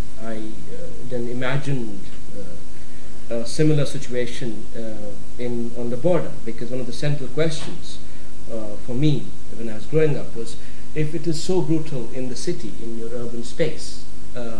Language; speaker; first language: English; non-native, local second language; Kashmiri